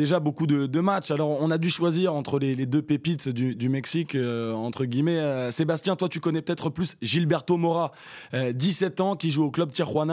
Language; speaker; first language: French; native; French